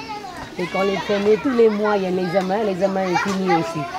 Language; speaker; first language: French; non-native, local second language; Burmese